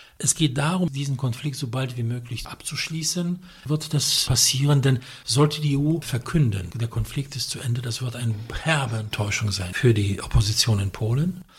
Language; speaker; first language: German; non-native, fluent; Polish